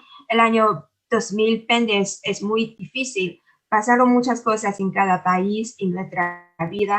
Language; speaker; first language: Spanish; non-native, fluent; Chinese